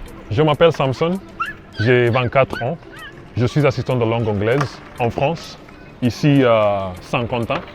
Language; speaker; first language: French; non-native, fluent; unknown